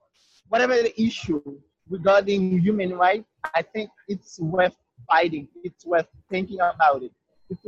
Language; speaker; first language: English; non-native, fluent; Haitian Creole